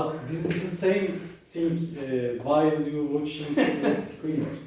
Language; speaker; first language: English; non-native, learner; Turkish